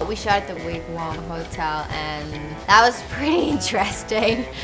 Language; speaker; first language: English; non-native, fluent; Portuguese